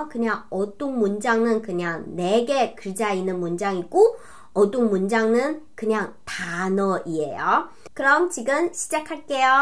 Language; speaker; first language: Korean; non-native, fluent; Chinese